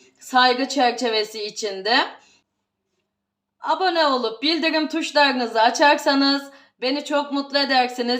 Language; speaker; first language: Turkish; native; Turkish